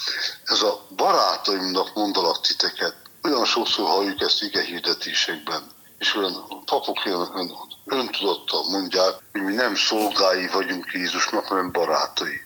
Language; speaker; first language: Hungarian; native; Hungarian